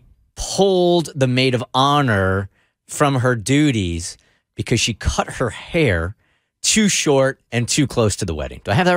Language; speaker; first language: English; native; English